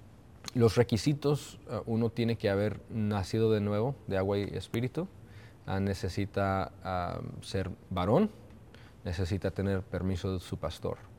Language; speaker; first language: Spanish; early bilingual, heritage; Spanish